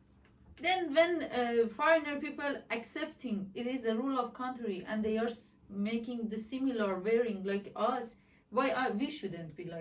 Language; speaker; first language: English; non-native, learner; Persian